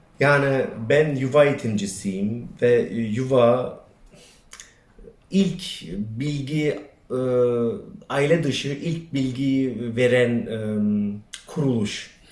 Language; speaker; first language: Turkish; early bilingual, other home language; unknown